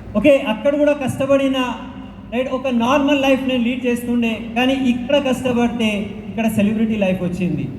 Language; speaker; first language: Telugu; non-native, local second language; Hindi